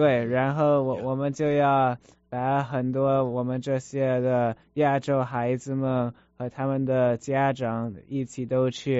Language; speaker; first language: Chinese; early bilingual, heritage; Chinese